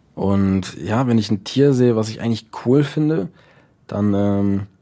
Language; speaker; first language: German; early bilingual, other home language; Dutch